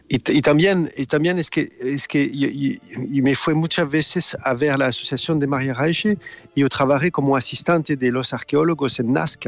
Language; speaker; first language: Spanish; non-native, learner; French